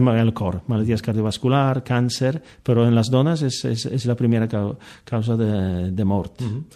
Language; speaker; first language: Catalan; non-native, fluent; Polish